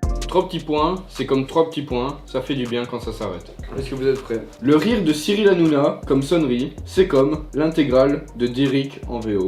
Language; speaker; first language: French; native; French